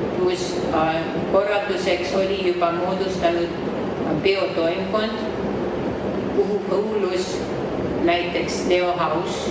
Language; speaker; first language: Estonian; early bilingual, heritage; Estonian